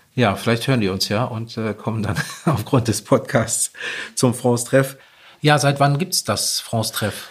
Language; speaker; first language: German; native; German